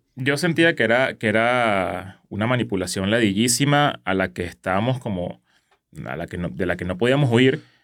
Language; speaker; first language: Spanish; native; Spanish